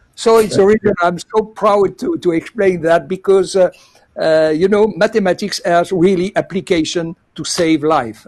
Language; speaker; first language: English; non-native, fluent; French